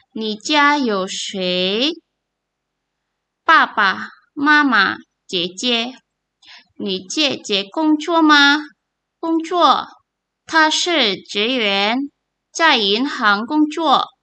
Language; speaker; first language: Chinese; non-native, fluent; Indonesian